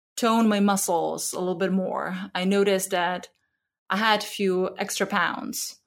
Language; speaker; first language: English; non-native, fluent; Czech